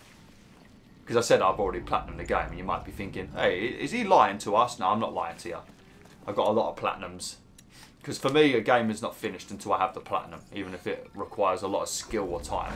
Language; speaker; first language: English; native; English